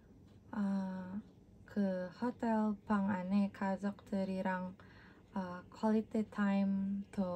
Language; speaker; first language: Korean; non-native, learner; Indonesian